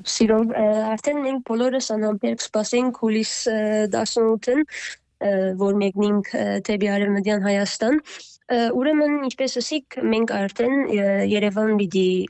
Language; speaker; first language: Armenian; early bilingual, heritage; Armenian